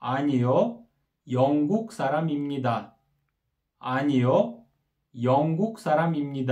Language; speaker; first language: Korean; non-native, learner; Kyrgyz